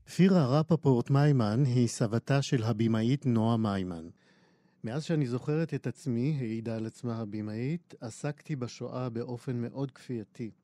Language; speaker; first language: Hebrew; native; Hebrew